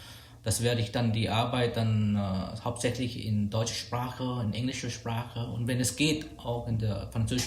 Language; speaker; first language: German; non-native, fluent; Vietnamese